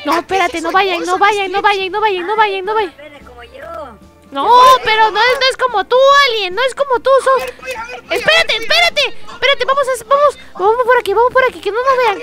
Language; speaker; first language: Spanish; native; Spanish